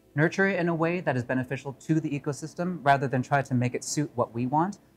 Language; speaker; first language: English; native; English